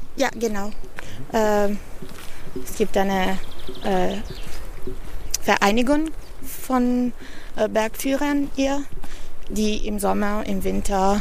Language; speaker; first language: German; non-native, fluent; Italian